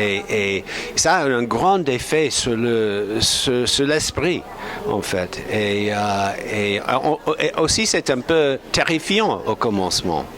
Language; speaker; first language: French; non-native, fluent; English